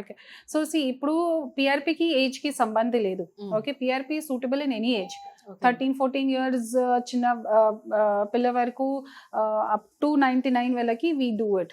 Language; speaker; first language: Telugu; non-native, fluent; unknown